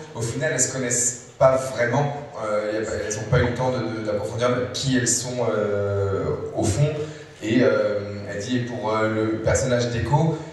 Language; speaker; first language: French; native; French